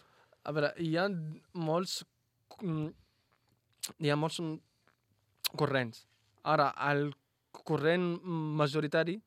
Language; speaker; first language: Catalan; non-native, fluent; Arabic